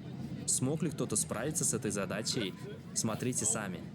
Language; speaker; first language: Russian; native; Russian